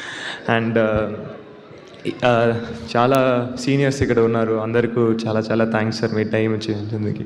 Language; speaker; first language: Telugu; non-native, learner; Tamil